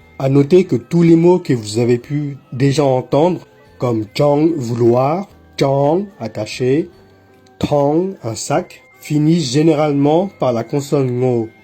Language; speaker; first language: French; native; French